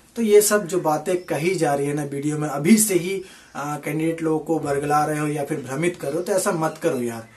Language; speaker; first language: Hindi; native; Hindi